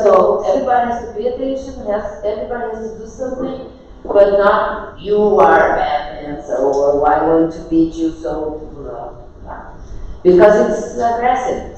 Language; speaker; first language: English; non-native, fluent; Portuguese